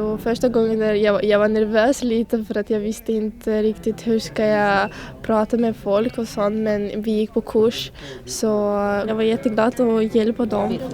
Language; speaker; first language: Swedish; non-native, learner; Kurdish